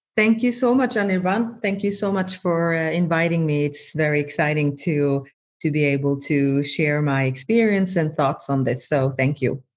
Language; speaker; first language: English; non-native, fluent; Norwegian